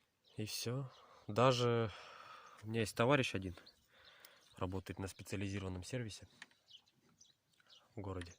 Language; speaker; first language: Russian; native; Russian